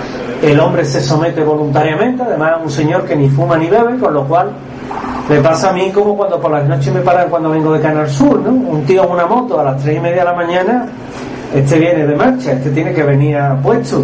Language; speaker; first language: Spanish; native; Spanish